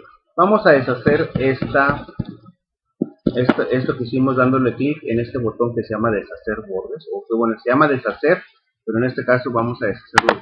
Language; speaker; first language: Spanish; native; Spanish